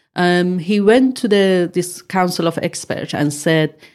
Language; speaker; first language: English; non-native, fluent; Persian